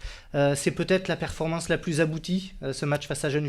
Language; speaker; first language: French; native; French